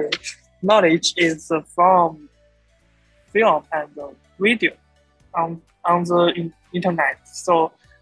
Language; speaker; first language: English; non-native, learner; Chinese